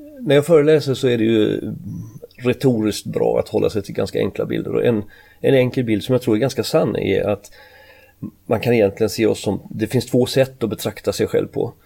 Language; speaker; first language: Swedish; native; Swedish